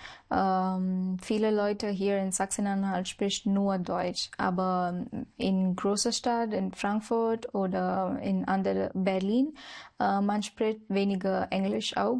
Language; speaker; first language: German; non-native, learner; Marathi